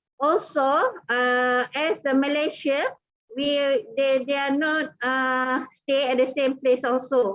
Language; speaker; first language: English; non-native, local second language; Malay